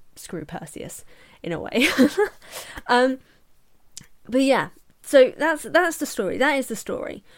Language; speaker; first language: English; native; English